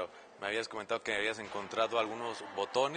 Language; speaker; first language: Spanish; native; Spanish